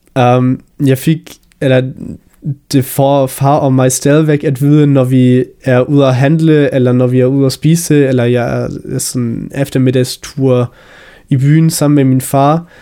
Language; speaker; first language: Danish; early bilingual, heritage; Danish